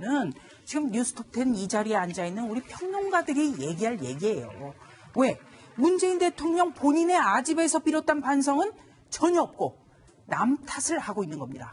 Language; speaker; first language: Korean; native; Korean